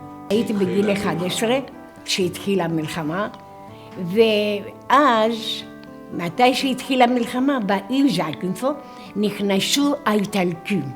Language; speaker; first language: Hebrew; non-native, fluent; Greek